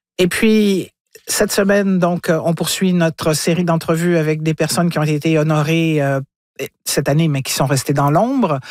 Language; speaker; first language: French; native; French